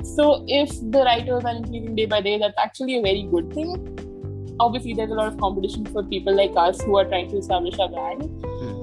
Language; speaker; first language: English; non-native, local second language; Hindi